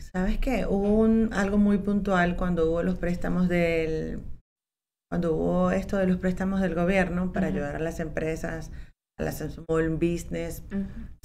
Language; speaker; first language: Spanish; native; Spanish